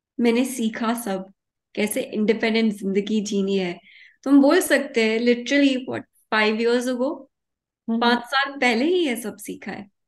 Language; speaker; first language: Hindi; early bilingual, heritage; Hindi